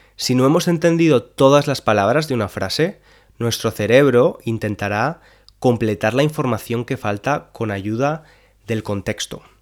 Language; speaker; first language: Spanish; native; Spanish